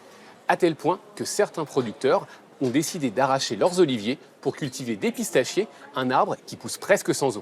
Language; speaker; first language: French; native; French